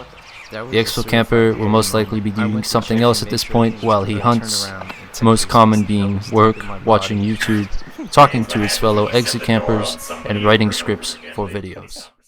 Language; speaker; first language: English; native; English